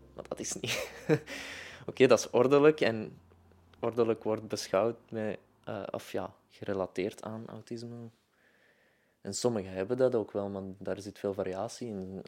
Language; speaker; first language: Dutch; native; Dutch